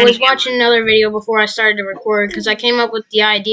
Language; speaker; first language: English; native; English